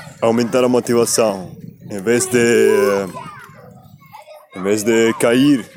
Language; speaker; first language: Portuguese; non-native, learner; Spanish